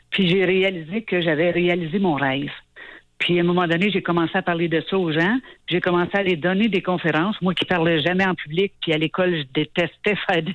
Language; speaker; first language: French; native; French